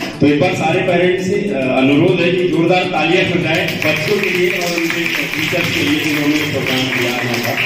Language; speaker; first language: Hindi; native; Hindi